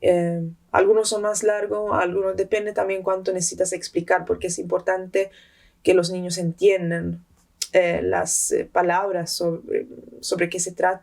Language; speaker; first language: Spanish; early bilingual, heritage; Spanish